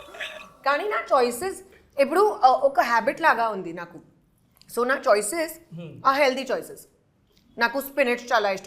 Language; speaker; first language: Telugu; non-native, local second language; Hindi